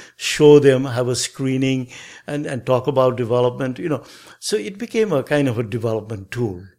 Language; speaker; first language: English; non-native, local second language; Nepali